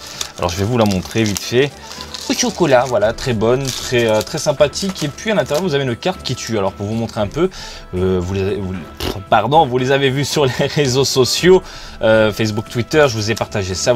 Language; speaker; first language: French; native; French